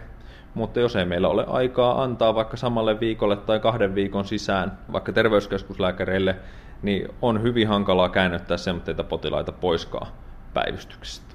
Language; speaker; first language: Finnish; native; Finnish